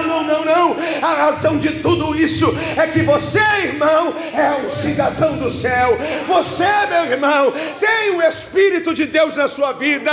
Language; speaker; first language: Portuguese; native; Portuguese